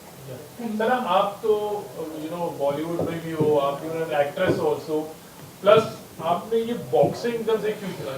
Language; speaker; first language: Hindi; native; Hindi